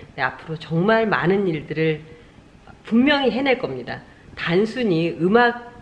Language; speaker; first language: Korean; native; Korean